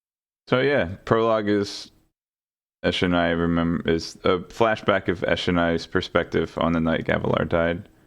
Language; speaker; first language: English; native; English